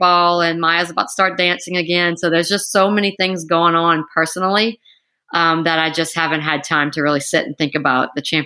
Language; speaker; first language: English; native; English